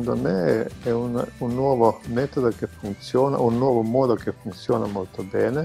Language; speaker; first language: Italian; non-native, fluent; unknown